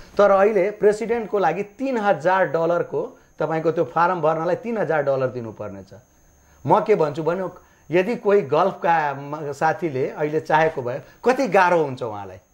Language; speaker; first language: Nepali; non-native, local second language; Maithili